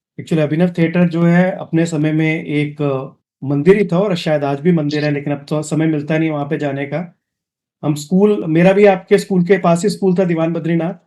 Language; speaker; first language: Hindi; non-native, local second language; Dogri